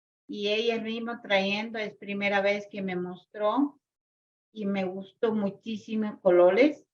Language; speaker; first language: Spanish; non-native, local second language; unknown